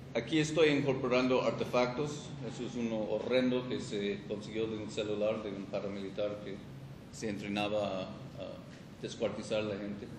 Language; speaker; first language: Spanish; non-native, fluent; English